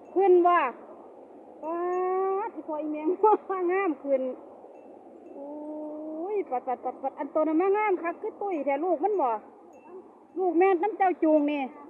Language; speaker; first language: Thai; native; Thai